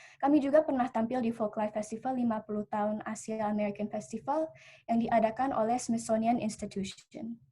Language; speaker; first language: Indonesian; early bilingual, heritage; Indonesian